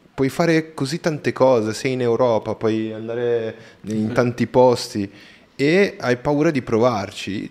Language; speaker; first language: Italian; native; Italian